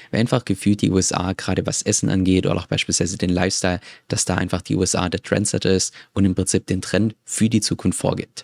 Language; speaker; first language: German; native; German